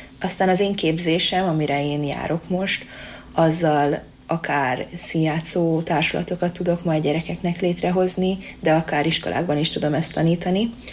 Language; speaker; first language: Hungarian; native; Hungarian